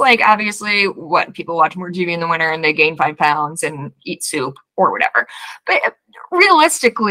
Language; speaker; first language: English; native; English